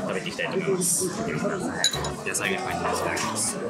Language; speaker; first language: Japanese; native; Japanese